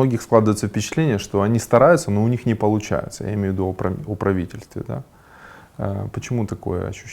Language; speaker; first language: Russian; native; Russian